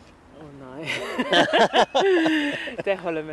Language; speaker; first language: Danish; non-native, fluent; English